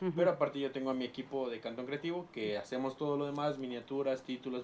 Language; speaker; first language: Spanish; native; Spanish